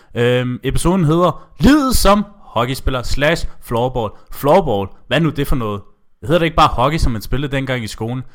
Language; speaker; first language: Danish; native; Danish